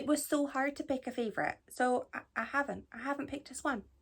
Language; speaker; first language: English; native; English